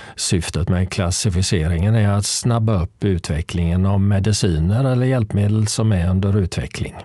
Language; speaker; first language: Swedish; native; Swedish